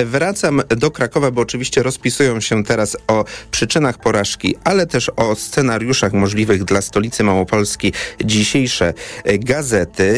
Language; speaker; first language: Polish; native; Polish